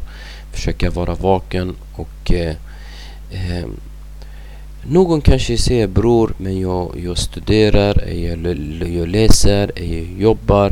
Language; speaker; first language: Swedish; non-native, fluent; Arabic